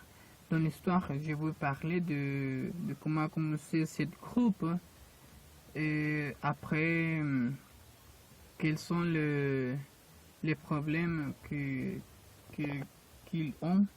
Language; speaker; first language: French; non-native, learner; Spanish